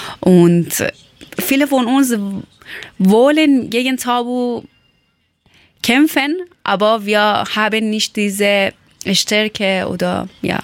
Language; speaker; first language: German; non-native, learner; Persian